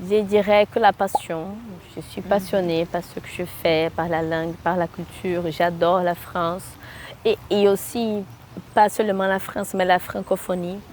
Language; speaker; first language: French; non-native, fluent; Portuguese